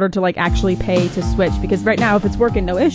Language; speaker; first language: English; native; English